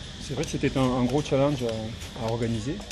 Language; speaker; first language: French; native; French